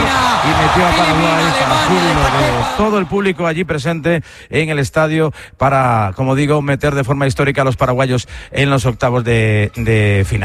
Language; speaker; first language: Spanish; native; Spanish